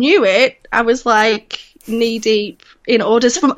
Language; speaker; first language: English; native; English